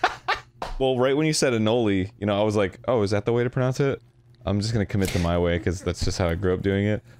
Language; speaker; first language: English; native; English